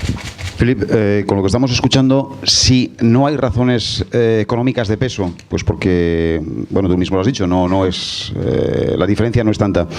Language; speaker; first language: Spanish; native; Spanish